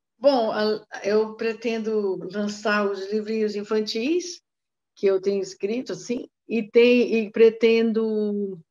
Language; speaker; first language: Portuguese; native; Portuguese